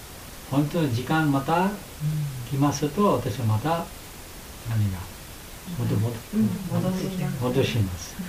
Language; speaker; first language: Japanese; non-native, learner; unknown